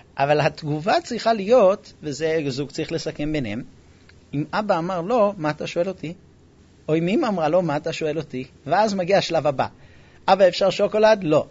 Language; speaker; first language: Hebrew; non-native, fluent; English